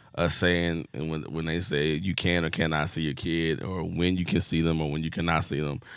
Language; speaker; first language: English; native; English